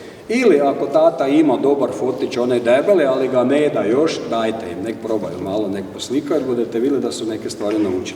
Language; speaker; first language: Croatian; native; Croatian